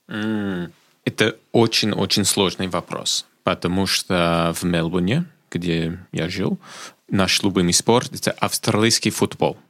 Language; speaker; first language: Russian; non-native, fluent; English